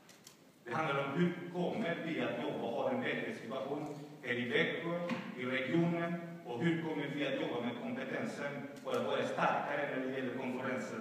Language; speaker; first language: Swedish; non-native, fluent; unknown